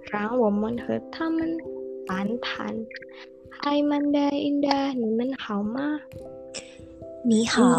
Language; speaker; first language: Chinese; non-native, learner; Indonesian